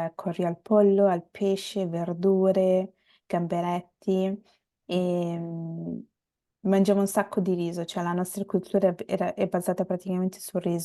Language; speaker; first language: Italian; early bilingual, other home language; Bangla